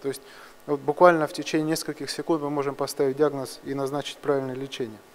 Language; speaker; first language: Russian; non-native, local second language; Georgian